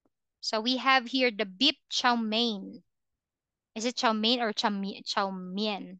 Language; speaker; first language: English; non-native, fluent; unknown